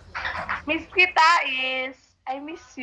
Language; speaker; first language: English; non-native, learner; Cebuano